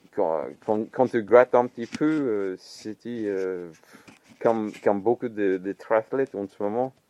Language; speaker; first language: French; non-native, fluent; English